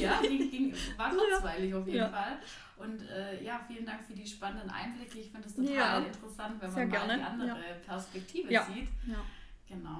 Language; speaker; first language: German; native; German